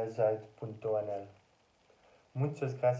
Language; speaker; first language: Spanish; non-native, learner; Dutch